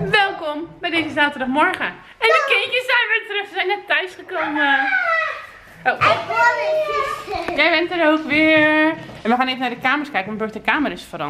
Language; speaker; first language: Dutch; native; Dutch